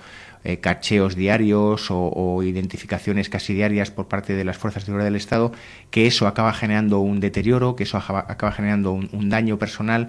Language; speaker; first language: Spanish; native; Spanish